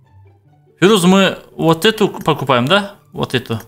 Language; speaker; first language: Russian; non-native, local second language; Uzbek